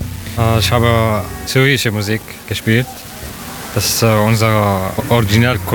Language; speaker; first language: German; non-native, learner; Arabic